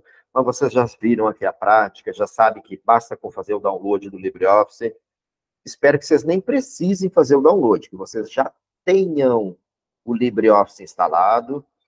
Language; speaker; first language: Portuguese; native; Portuguese